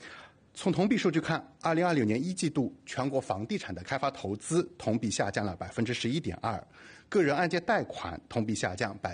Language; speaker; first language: Chinese; native; Chinese